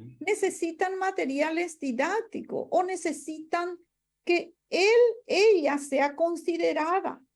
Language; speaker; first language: Spanish; non-native, local second language; Guarani